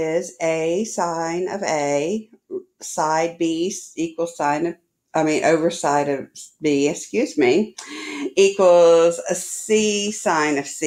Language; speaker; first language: English; native; English